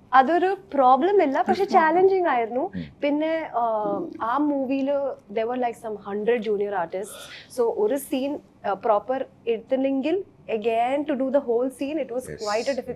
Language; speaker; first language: Malayalam; early bilingual, heritage; Malayalam